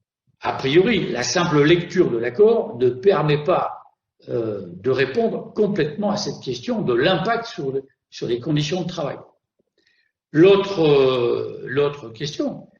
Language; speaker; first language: French; native; French